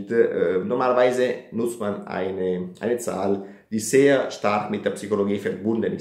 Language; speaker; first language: German; non-native, fluent; Italian